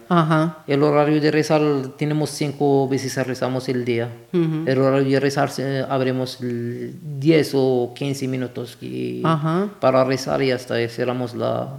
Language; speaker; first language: Spanish; non-native, learner; Arabic